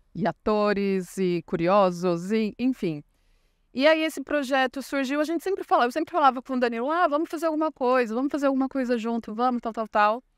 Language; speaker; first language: Portuguese; native; Portuguese